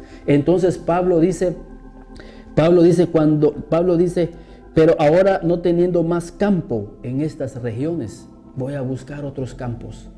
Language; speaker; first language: Spanish; native; Spanish